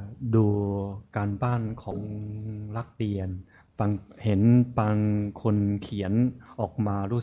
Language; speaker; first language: Thai; non-native, fluent; Chinese